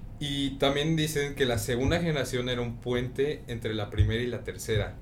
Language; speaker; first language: Spanish; native; Spanish